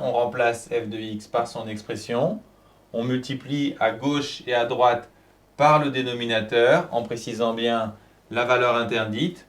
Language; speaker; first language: French; native; French